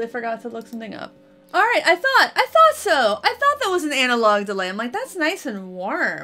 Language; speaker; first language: English; native; English